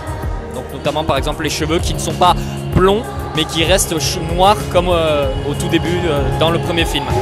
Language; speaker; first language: French; native; French